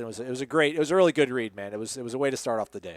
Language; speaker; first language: English; native; English